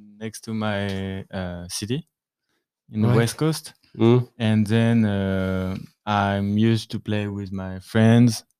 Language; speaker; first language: English; non-native, learner; French